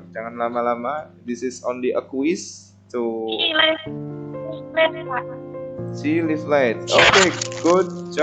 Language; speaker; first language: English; non-native, fluent; Indonesian